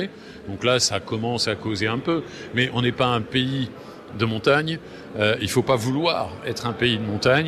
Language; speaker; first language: French; native; French